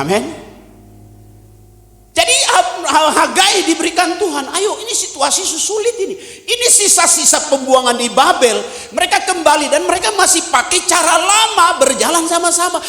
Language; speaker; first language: Indonesian; native; Indonesian